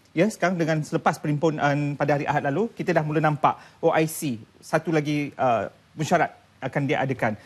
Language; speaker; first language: Malay; native; Malay